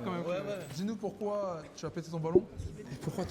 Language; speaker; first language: French; native; French